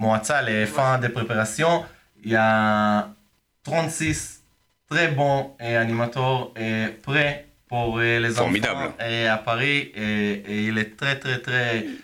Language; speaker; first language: French; non-native, learner; Hebrew